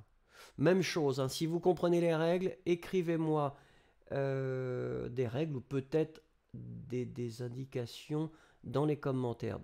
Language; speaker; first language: French; native; French